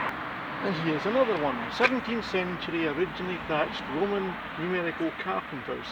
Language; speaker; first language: English; native; English